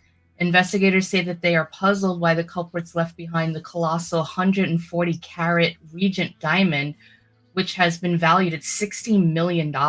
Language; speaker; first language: English; native; English